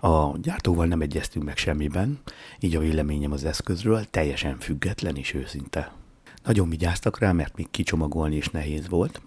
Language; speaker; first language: Hungarian; native; Hungarian